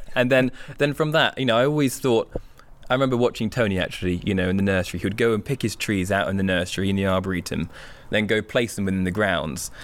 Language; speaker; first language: English; native; English